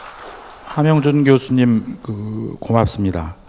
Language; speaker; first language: Korean; native; Korean